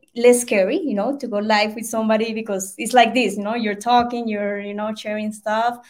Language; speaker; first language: English; non-native, fluent; Spanish